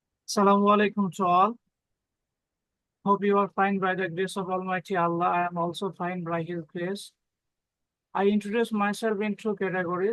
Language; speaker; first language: English; non-native, learner; Bangla